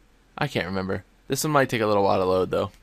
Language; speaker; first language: English; native; English